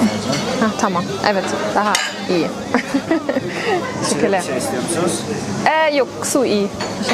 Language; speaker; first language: Turkish; non-native, learner; German